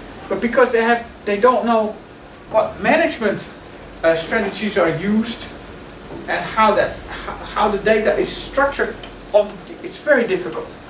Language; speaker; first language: English; non-native, fluent; Dutch